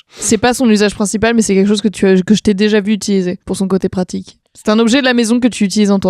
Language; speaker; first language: French; native; French